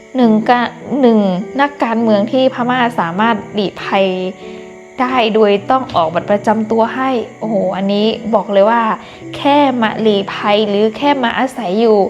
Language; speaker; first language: Thai; non-native, fluent; Burmese